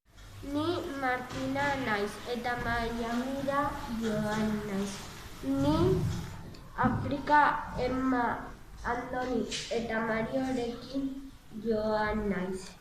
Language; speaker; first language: Basque; non-native, learner; Spanish